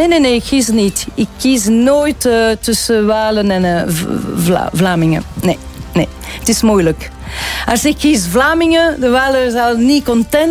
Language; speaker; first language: Dutch; non-native, local second language; French